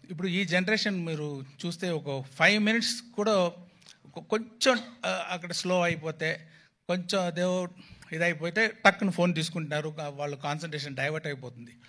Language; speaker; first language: Telugu; non-native, local second language; Tamil